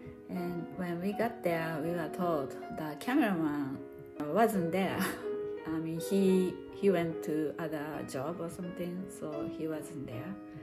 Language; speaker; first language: English; non-native, fluent; Japanese